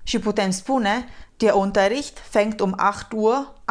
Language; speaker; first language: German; non-native, fluent; Romanian